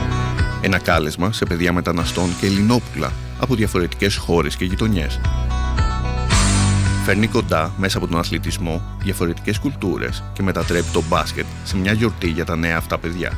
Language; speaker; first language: Greek; native; Greek